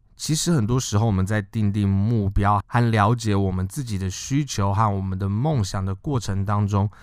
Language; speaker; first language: Chinese; native; Chinese